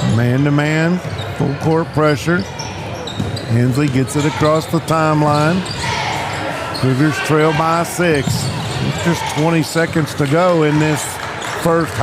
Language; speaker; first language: English; native; English